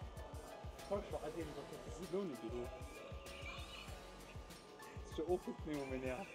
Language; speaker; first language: Russian; non-native, learner; Persian